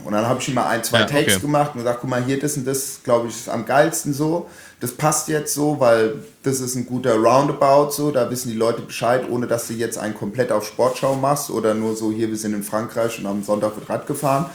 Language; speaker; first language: German; native; German